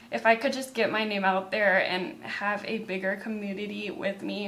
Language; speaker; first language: English; native; English